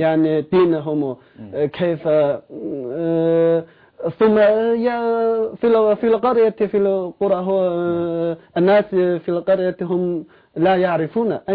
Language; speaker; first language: Arabic; non-native, learner; Chinese